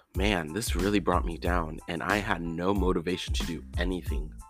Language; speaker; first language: English; native; English